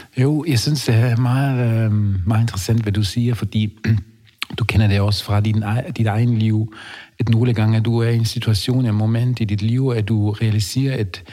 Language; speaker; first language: Danish; non-native, fluent; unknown